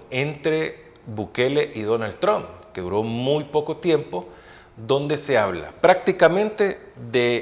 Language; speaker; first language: Spanish; native; Spanish